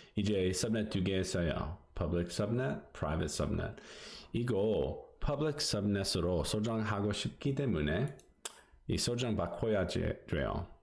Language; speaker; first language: Korean; non-native, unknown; English